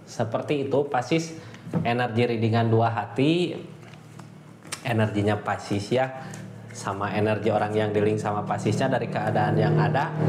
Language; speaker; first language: Indonesian; native; Indonesian